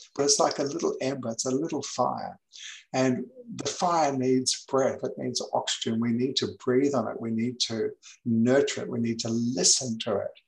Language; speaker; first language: English; native; English